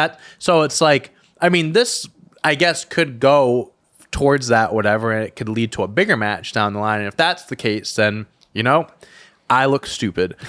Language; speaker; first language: English; native; English